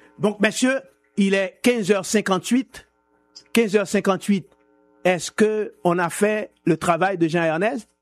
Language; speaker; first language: French; non-native, local second language; Haitian Creole